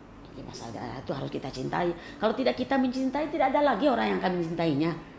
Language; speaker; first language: Indonesian; non-native, local second language; Minangkabau